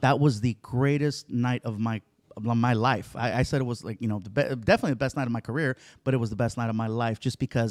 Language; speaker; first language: English; early bilingual, other home language; Spanish